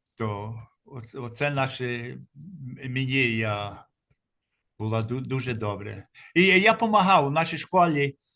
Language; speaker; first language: Ukrainian; early bilingual, heritage; Ukrainian